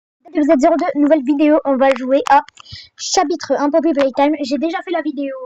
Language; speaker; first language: French; native; French